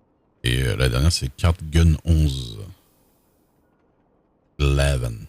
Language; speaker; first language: French; native; French